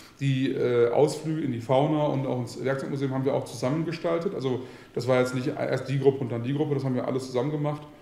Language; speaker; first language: German; native; German